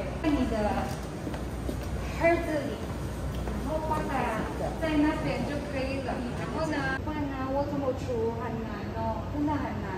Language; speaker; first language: Chinese; non-native, fluent; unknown